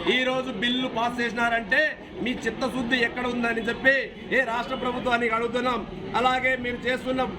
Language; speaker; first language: Telugu; non-native, local second language; Lambadi